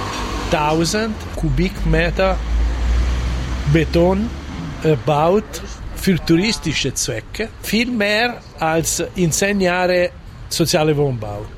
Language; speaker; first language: German; non-native, fluent; Italian